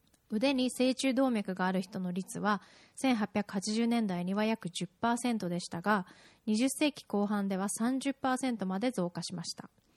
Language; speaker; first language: Japanese; early bilingual, heritage; Japanese